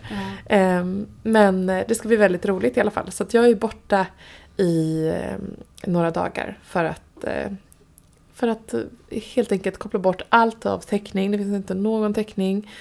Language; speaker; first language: Swedish; native; Swedish